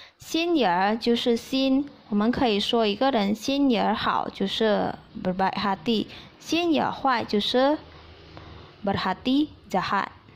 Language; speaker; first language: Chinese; early bilingual, heritage; Chinese